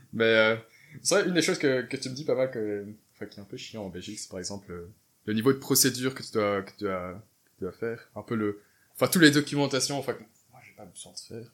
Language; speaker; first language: French; native; French